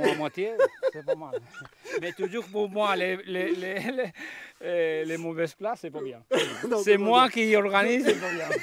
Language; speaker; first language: French; non-native, learner; Spanish